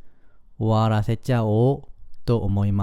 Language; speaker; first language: Japanese; non-native, fluent; Korean